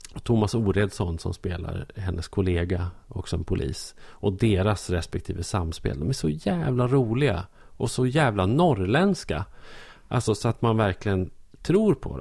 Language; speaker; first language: Swedish; native; Swedish